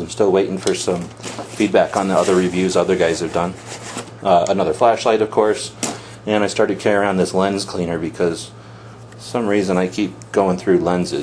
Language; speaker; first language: English; native; English